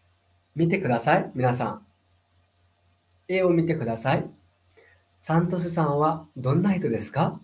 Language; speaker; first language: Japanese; non-native, fluent; Nepali